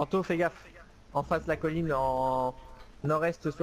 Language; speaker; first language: French; native; French